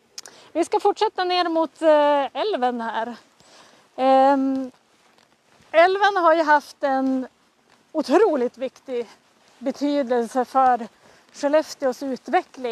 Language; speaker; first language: Swedish; native; Swedish